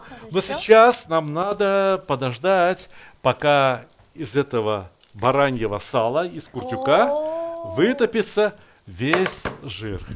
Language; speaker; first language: Russian; native; Russian